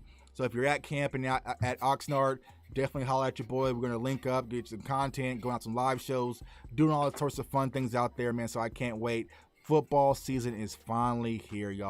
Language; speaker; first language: English; native; English